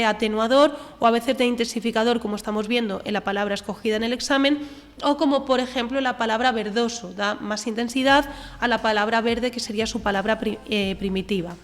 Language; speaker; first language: Spanish; native; Spanish